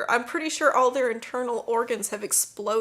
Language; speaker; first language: English; native; English